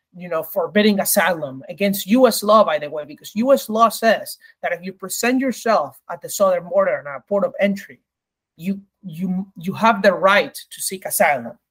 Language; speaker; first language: English; early bilingual, other home language; Spanish